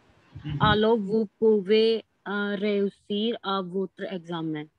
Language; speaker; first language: French; non-native, learner; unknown